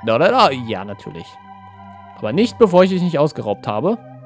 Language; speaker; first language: German; native; German